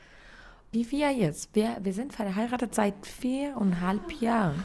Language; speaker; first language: German; non-native, learner; Arabic